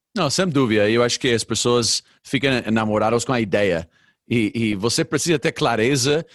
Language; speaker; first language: Portuguese; non-native, fluent; English